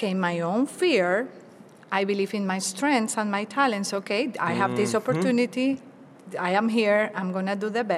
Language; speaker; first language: English; non-native, fluent; Spanish